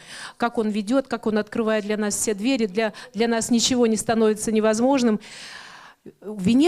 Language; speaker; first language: Russian; native; Russian